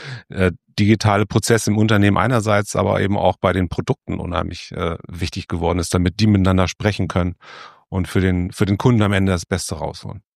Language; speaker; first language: German; native; German